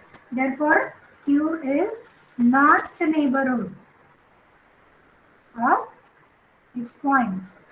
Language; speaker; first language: English; non-native, local second language; Marathi